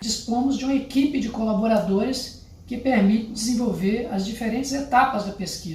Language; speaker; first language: Portuguese; native; Portuguese